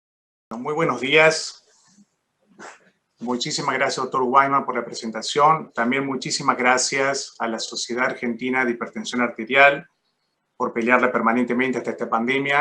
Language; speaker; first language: Spanish; native; Spanish